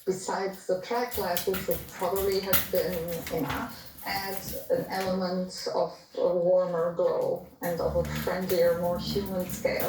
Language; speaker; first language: English; non-native, fluent; Italian